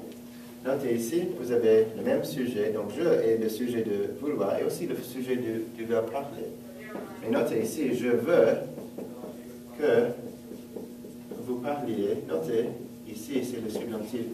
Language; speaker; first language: French; non-native, fluent; English